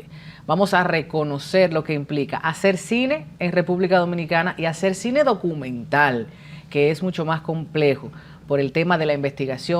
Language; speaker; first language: Spanish; native; Spanish